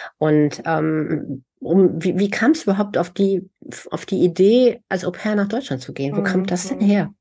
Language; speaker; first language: German; native; German